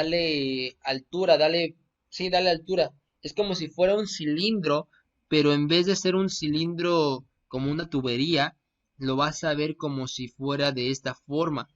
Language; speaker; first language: Spanish; native; Spanish